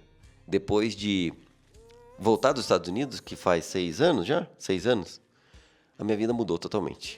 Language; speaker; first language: Portuguese; native; Portuguese